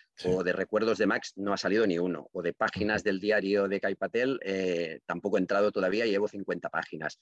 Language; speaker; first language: Spanish; non-native, local second language; Catalan